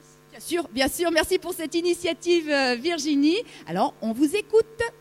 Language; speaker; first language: French; native; French